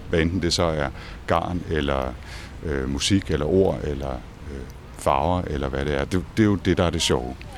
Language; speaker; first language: Danish; native; Danish